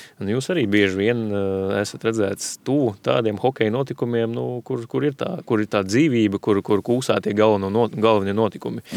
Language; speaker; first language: Latvian; native; Latvian